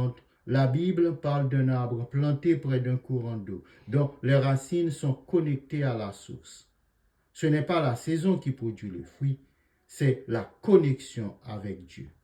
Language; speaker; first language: French; native; French